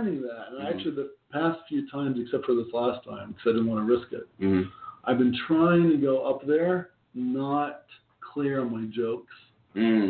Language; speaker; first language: English; native; English